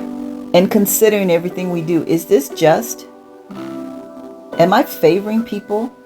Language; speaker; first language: English; native; English